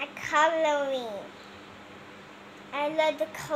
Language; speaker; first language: English; non-native, learner; Urdu